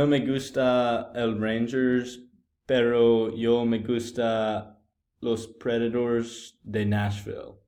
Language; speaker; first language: Spanish; non-native, learner; English